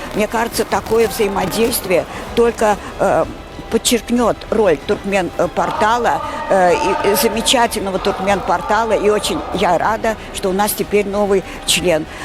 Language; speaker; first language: Russian; non-native, local second language; Turkmen